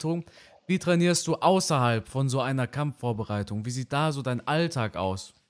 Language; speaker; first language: German; native; German